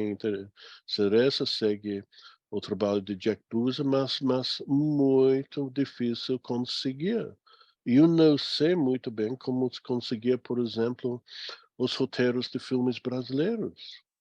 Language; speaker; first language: Portuguese; non-native, fluent; English